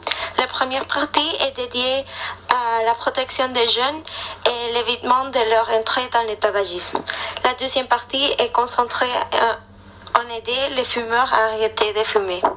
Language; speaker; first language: French; non-native, fluent; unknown